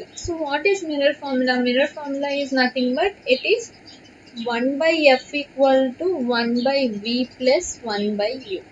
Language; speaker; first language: English; non-native, local second language; Telugu